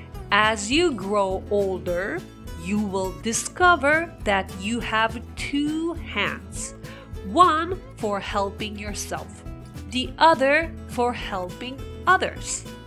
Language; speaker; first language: English; non-native, fluent; Japanese